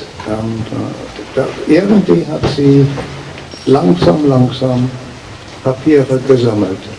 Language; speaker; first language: German; early bilingual, heritage; German